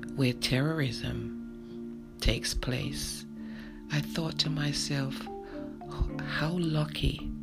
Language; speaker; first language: English; native; English